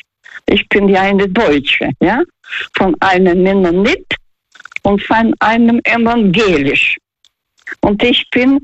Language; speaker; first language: German; non-native, fluent; Russian